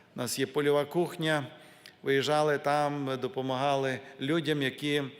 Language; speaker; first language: Ukrainian; native; Ukrainian